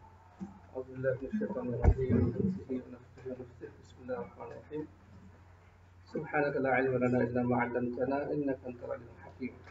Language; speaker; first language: Arabic; non-native, fluent; Urdu